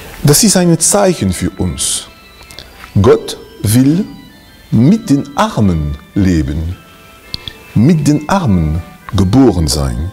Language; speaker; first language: German; non-native, local second language; French